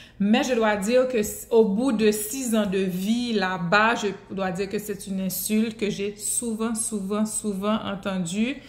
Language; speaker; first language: French; non-native, local second language; Haitian Creole